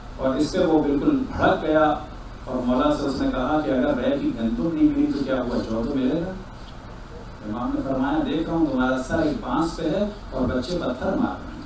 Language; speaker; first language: Urdu; native; Urdu